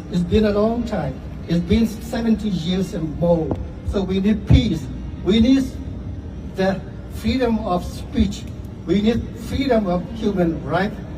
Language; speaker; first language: English; non-native, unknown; Tedim Chin